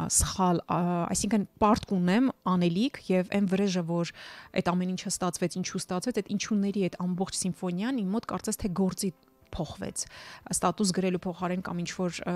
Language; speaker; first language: Armenian; native; Armenian